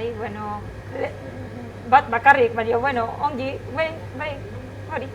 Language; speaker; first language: Basque; non-native, learner; Arabic